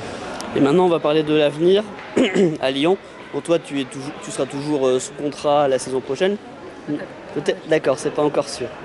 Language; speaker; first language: French; native; French